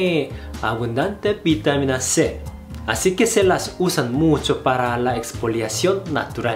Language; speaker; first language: Spanish; non-native, fluent; Korean